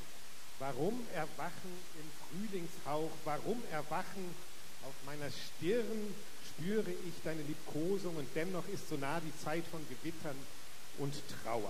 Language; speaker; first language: German; native; German